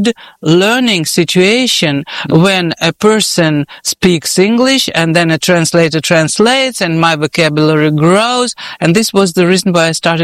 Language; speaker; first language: English; non-native, fluent; Russian